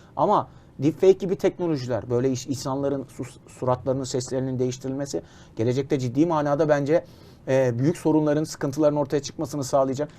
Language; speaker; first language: Turkish; native; Turkish